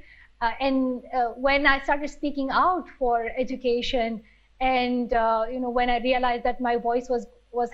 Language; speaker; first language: English; non-native, local second language; Pashto